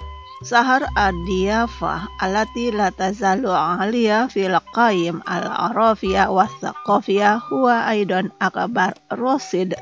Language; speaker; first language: Arabic; non-native, fluent; Indonesian